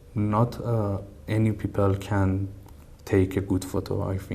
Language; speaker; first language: English; non-native, learner; Persian